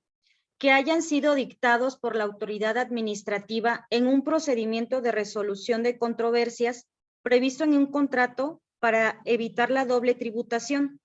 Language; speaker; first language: Spanish; native; Spanish